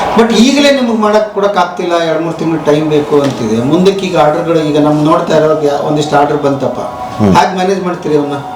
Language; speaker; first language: Kannada; native; Kannada